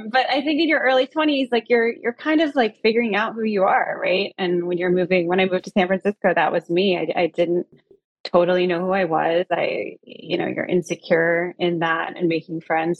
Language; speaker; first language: English; native; English